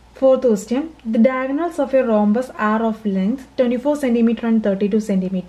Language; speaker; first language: English; non-native, local second language; Malayalam